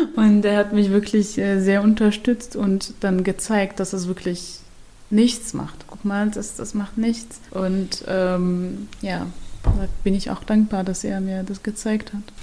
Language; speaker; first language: German; non-native, fluent; Arabic